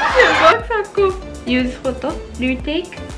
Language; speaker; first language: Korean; non-native, fluent; Japanese